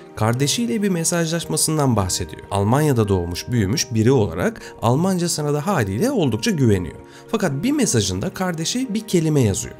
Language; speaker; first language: Turkish; native; Turkish